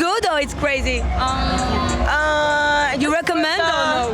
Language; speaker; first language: English; non-native, learner; French